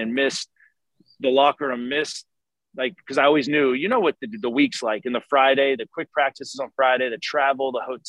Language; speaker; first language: English; native; English